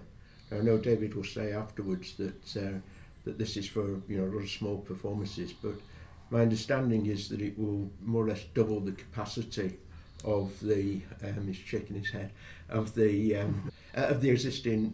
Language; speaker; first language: English; native; English